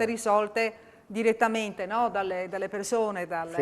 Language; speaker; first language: Italian; native; Italian